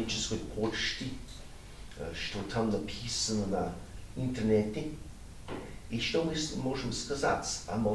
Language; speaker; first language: Russian; non-native, learner; English